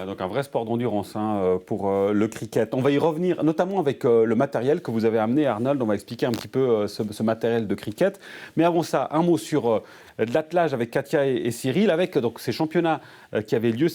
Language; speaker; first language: French; native; French